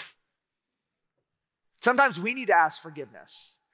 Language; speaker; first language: English; native; English